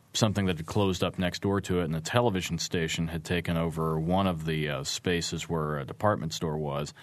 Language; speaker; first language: English; native; English